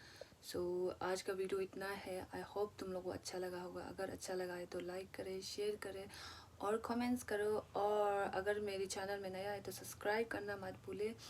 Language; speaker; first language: Hindi; non-native, local second language; Tibetan